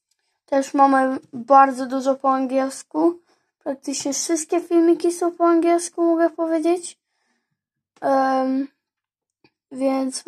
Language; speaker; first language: Polish; early bilingual, heritage; Polish